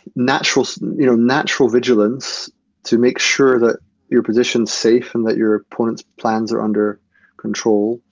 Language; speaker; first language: English; native; English